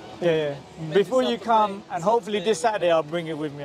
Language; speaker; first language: English; native; English